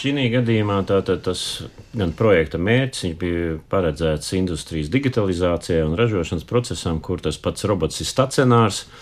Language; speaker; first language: Latvian; native; Latvian